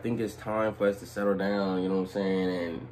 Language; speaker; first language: English; native; English